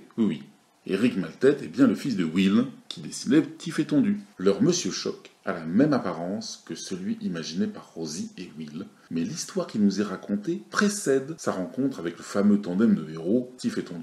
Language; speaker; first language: French; native; French